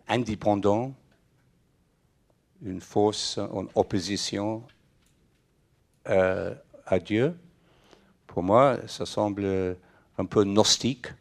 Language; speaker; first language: French; non-native, fluent; English